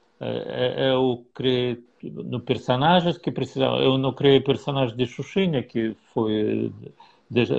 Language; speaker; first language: Portuguese; non-native, learner; Russian